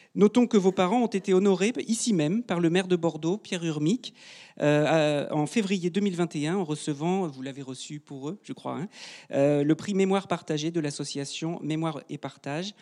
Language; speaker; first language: French; native; French